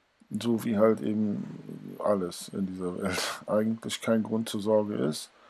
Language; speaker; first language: German; native; German